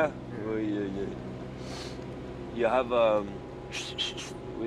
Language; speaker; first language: English; non-native, learner; French